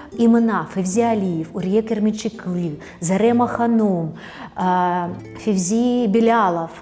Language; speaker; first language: Ukrainian; non-native, fluent; Russian